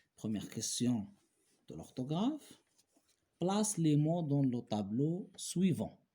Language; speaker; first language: French; non-native, local second language; Arabic